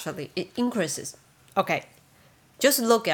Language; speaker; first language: English; non-native, learner; Chinese